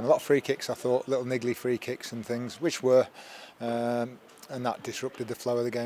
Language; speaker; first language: English; native; English